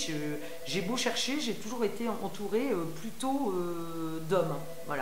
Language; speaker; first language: French; native; French